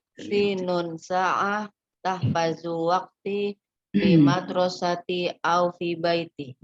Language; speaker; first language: Arabic; non-native, learner; Indonesian